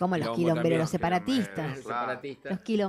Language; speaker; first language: Spanish; native; Spanish